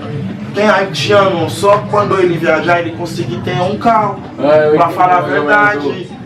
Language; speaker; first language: Portuguese; non-native, learner; Haitian Creole